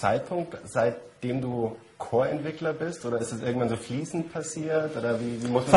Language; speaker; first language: German; native; German